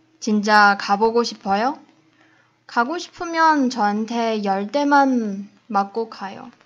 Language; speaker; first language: Korean; non-native, fluent; Chinese